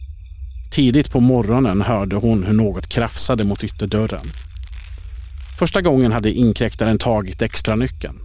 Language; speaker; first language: Swedish; native; Swedish